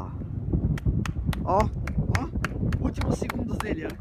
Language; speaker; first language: Portuguese; native; Portuguese